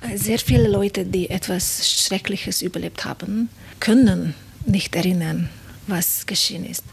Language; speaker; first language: German; non-native, fluent; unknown